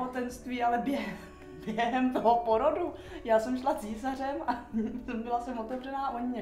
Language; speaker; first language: Czech; native; Czech